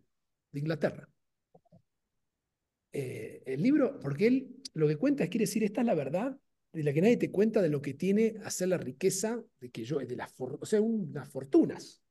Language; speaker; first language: Spanish; native; Spanish